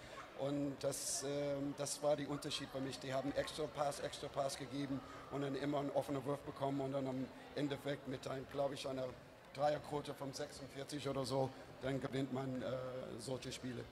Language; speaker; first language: German; non-native, fluent; English